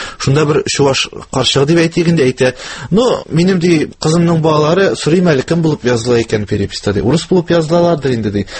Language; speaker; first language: Tatar; native; Tatar